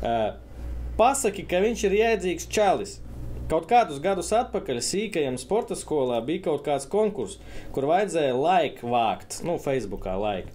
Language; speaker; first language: Latvian; native; Latvian